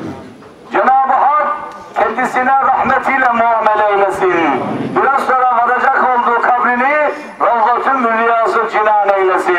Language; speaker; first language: Turkish; native; Turkish